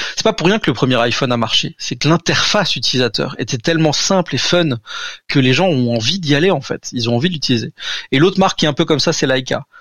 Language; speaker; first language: French; native; French